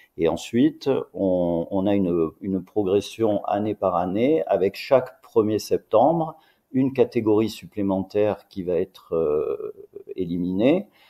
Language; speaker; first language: French; native; French